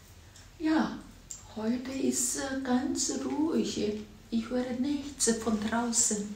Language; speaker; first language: German; non-native, fluent; Korean